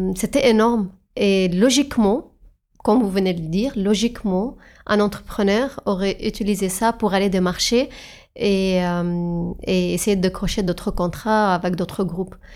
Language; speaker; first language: French; non-native, fluent; Arabic